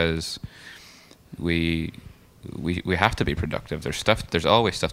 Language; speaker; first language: English; native; English